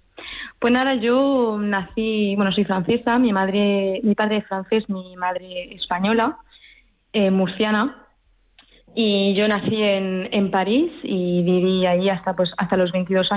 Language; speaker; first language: Spanish; early bilingual, heritage; French